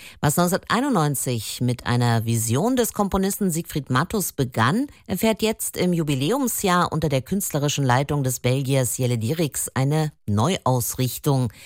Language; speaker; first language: German; native; German